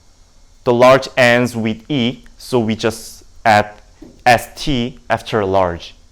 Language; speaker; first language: English; non-native, learner; Indonesian